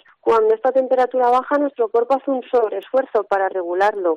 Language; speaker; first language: Spanish; native; Spanish